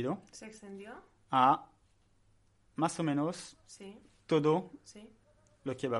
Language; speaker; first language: Spanish; non-native, learner; French